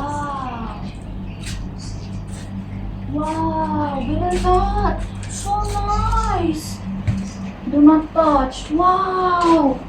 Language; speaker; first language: English; non-native, local second language; Filipino